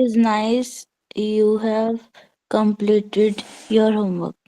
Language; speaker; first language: English; non-native, local second language; Hindi